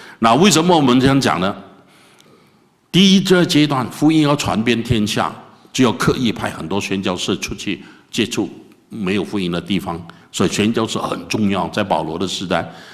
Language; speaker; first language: Chinese; native; Chinese